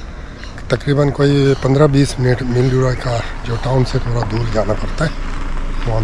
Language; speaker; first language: Hindi; non-native, local second language; Tibetan